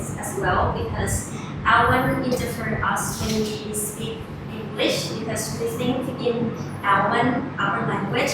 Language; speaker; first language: English; non-native, learner; Malay